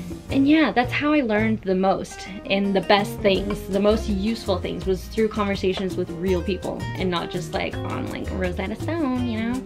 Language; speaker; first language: English; early bilingual, other home language; Spanish